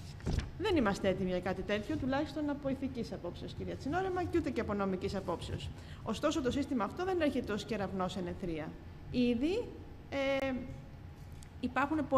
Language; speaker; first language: Greek; native; Greek